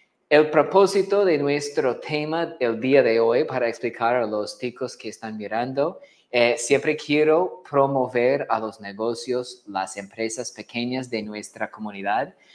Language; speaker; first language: Spanish; non-native, fluent; English